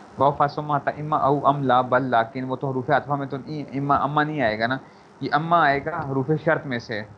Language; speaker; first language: Urdu; native; Urdu